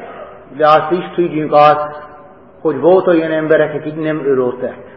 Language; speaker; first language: Hungarian; non-native, fluent; English